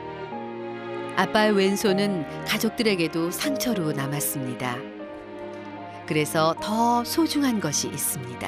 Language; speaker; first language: Korean; native; Korean